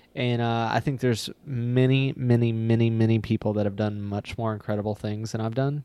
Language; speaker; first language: English; native; English